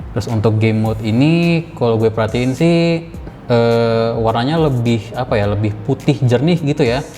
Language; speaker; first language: Indonesian; native; Indonesian